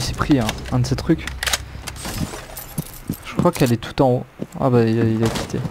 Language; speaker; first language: French; native; French